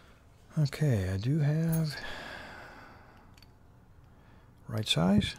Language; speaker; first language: English; native; English